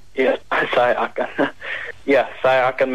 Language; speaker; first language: Indonesian; non-native, learner; English